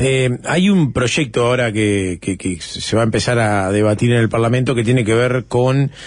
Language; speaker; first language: Spanish; native; Spanish